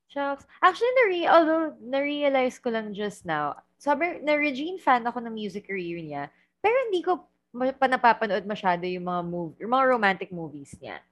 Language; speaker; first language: Filipino; native; Filipino